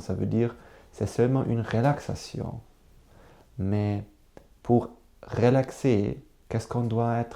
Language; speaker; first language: French; non-native, learner; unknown